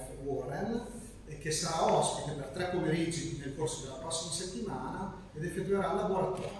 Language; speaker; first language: Italian; native; Italian